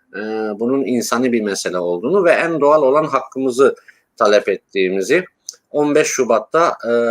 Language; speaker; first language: Turkish; non-native, local second language; Kurdish